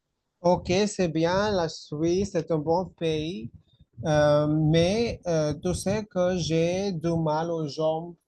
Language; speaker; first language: French; non-native, fluent; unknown